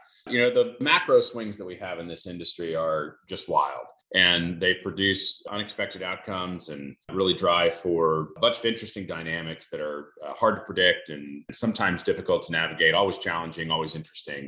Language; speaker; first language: English; native; English